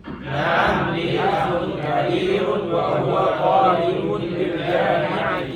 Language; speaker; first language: Arabic; non-native, learner; Indonesian